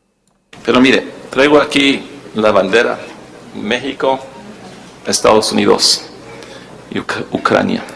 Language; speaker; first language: Spanish; early bilingual, heritage; Spanish